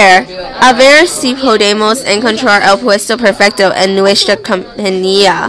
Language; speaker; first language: Spanish; non-native, learner; English